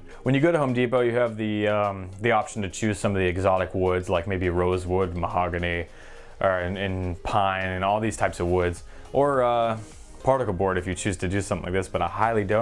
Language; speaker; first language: English; native; English